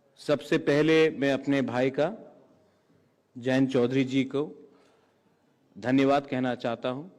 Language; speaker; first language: Hindi; non-native, local second language; Kok Borok